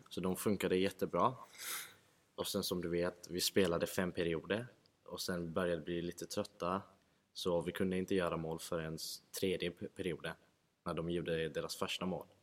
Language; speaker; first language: Swedish; non-native, fluent; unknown